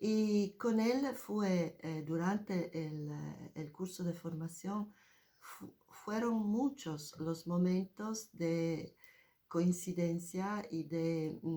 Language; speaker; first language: Spanish; non-native, fluent; Italian